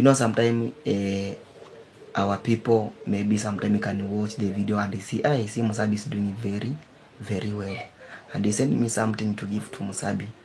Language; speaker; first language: English; non-native, learner; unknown